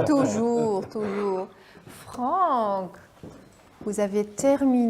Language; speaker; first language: French; non-native, fluent; Dutch